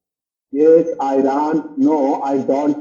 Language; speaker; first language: English; non-native, learner; Bangla